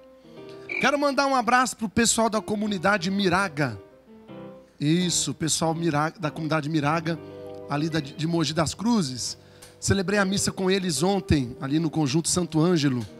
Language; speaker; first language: Portuguese; native; Portuguese